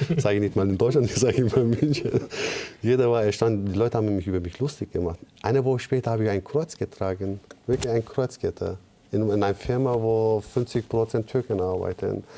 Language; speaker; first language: German; non-native, fluent; Turkish